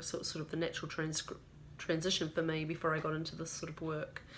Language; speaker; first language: English; native; English